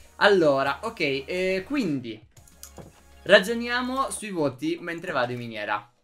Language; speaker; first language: Italian; native; Italian